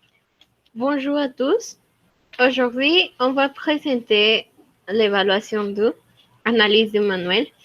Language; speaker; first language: French; non-native, learner; Spanish